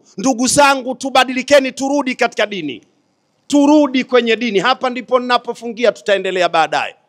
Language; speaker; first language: Swahili; native; Swahili